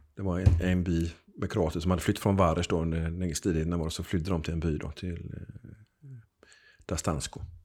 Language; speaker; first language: Swedish; native; Swedish